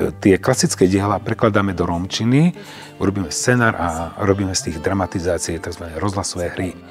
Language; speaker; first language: Slovak; non-native, local second language; Romany